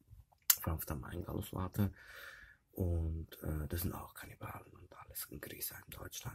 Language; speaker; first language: German; early bilingual, other home language; Turkish